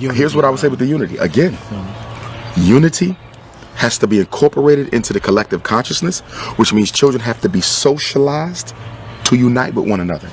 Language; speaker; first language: English; native; English